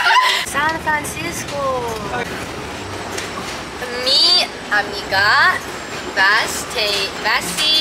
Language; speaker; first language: Spanish; non-native, learner; English